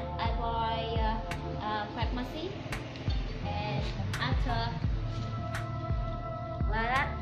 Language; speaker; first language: English; non-native, learner; Vietnamese